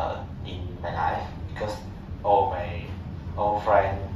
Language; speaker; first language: English; non-native, learner; Vietnamese